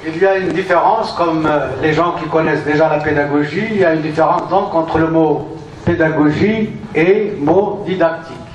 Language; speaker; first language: French; non-native, local second language; Arabic